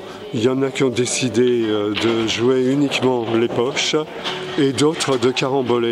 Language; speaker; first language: French; native; French